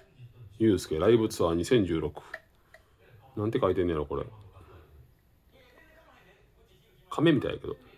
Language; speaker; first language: Japanese; native; Japanese